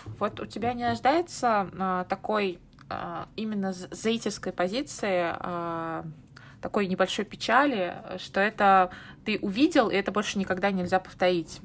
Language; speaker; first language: Russian; native; Russian